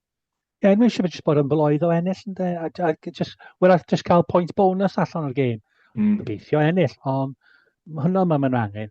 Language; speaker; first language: Welsh; native; Welsh